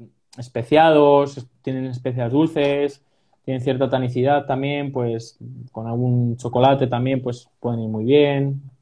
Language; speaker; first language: Spanish; native; Spanish